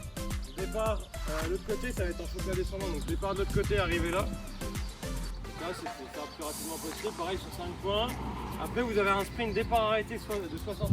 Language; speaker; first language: French; native; French